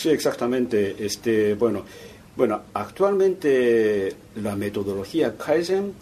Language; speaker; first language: Spanish; non-native, fluent; Japanese